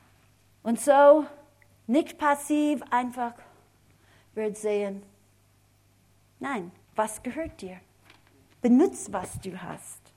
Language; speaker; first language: German; non-native, fluent; English